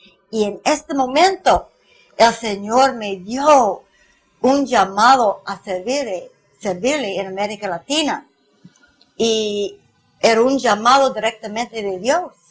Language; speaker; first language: Spanish; non-native, fluent; English